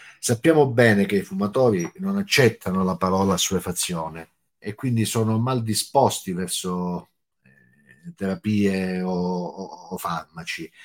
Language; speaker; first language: Italian; native; Italian